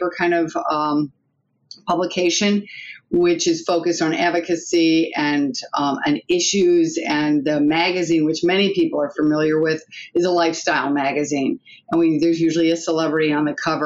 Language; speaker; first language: English; native; English